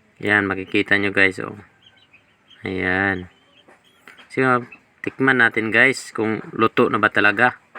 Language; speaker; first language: Filipino; non-native, local second language; Cebuano